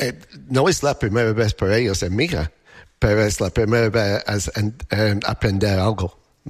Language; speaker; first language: Spanish; non-native, learner; English